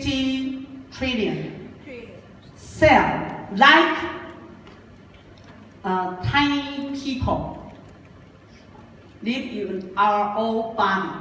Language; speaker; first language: English; non-native, learner; Japanese